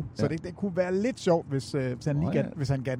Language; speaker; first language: Danish; native; Danish